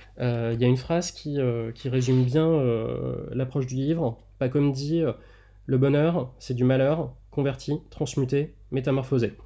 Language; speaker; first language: French; native; French